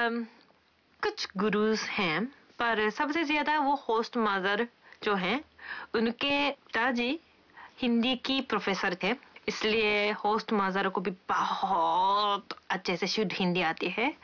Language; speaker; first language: Hindi; non-native, fluent; Japanese